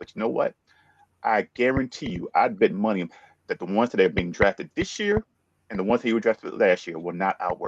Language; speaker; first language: English; native; English